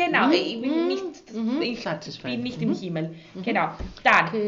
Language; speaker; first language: German; non-native, fluent; Greek